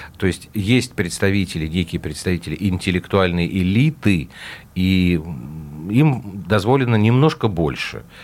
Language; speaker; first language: Russian; native; Russian